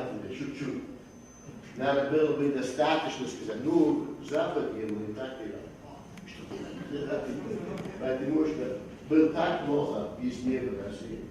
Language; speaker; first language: Russian; non-native, fluent; English